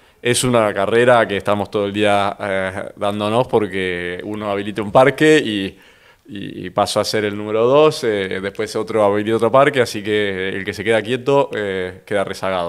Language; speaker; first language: Spanish; native; Spanish